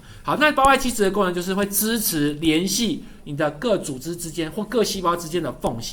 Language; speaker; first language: Chinese; native; Chinese